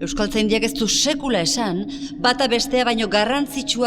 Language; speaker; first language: Basque; native; Basque